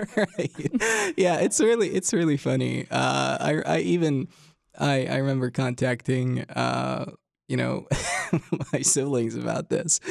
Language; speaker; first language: English; non-native, fluent; Arabic